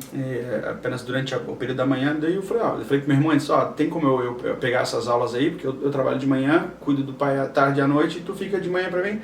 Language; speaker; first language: Portuguese; native; Portuguese